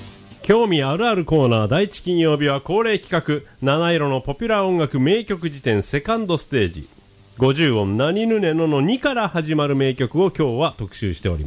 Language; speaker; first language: Japanese; native; Japanese